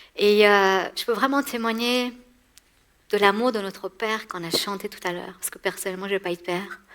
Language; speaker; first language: French; early bilingual, other home language; Persian